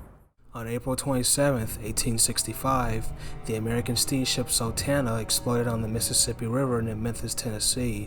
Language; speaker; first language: English; native; English